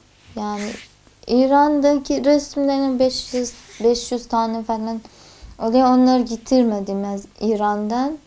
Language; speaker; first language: Turkish; non-native, learner; Persian